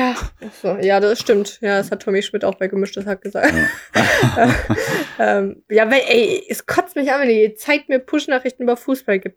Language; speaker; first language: German; native; German